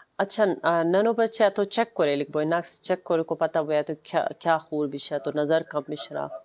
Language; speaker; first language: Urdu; non-native, local second language; Khowar